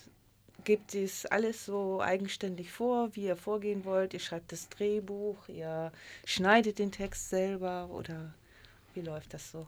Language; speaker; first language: German; native; German